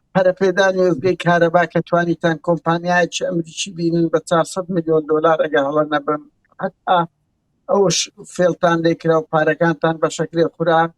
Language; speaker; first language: Central Kurdish; non-native, local second language; Kurdish